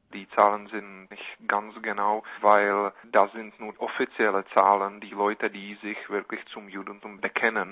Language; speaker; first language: German; non-native, fluent; Czech